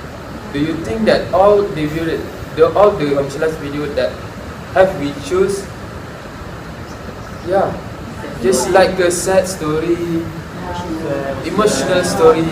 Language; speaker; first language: English; non-native, local second language; Malay